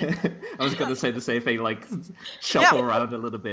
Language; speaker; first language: English; native; English